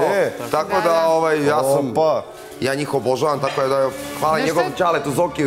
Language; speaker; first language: Serbian; native; Serbian